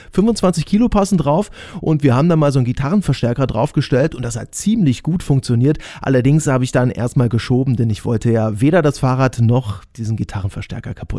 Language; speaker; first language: German; native; German